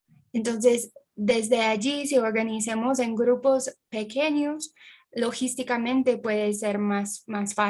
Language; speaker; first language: Spanish; non-native, fluent; English